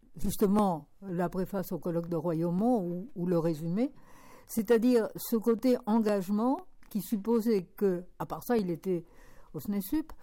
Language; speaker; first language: French; non-native, fluent; Spanish